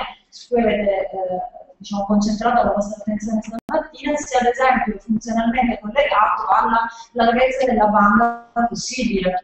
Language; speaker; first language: Italian; native; Italian